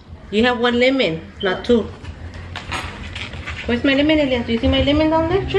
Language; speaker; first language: English; early bilingual, other home language; Spanish